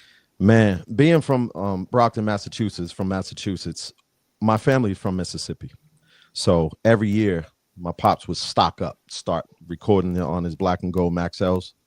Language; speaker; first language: English; native; English